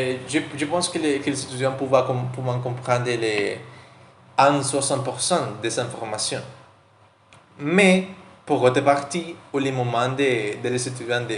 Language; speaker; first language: French; non-native, learner; Spanish